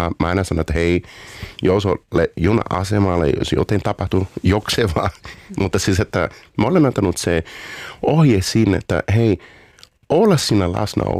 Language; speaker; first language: Finnish; non-native, fluent; Portuguese